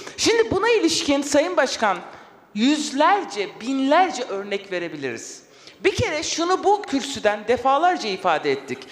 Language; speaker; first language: Turkish; non-native, local second language; Kurdish